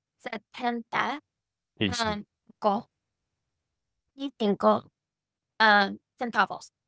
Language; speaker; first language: Spanish; non-native, learner; English